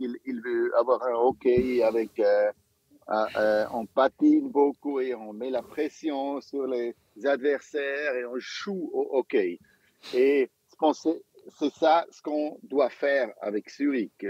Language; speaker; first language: French; non-native, local second language; German